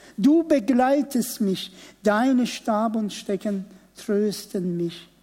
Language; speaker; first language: German; non-native, fluent; Persian